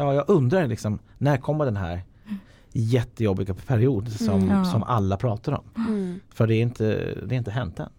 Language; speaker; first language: Swedish; non-native, fluent; English